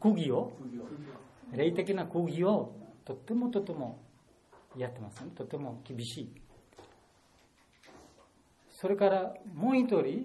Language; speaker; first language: Japanese; non-native, learner; Bangla